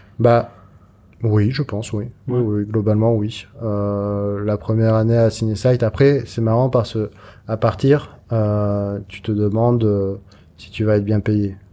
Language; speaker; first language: French; native; French